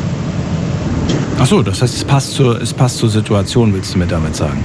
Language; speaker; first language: German; native; German